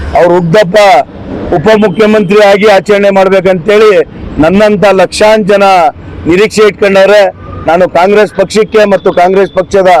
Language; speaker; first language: Kannada; non-native, local second language; Urdu